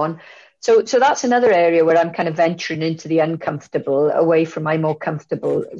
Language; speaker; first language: English; native; English